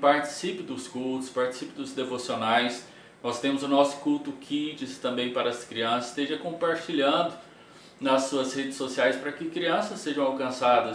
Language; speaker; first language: Portuguese; native; Portuguese